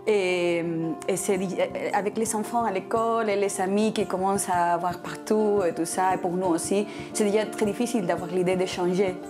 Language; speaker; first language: French; non-native, fluent; Spanish